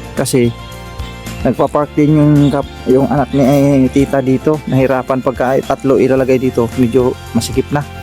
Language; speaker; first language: Filipino; non-native, local second language; Cebuano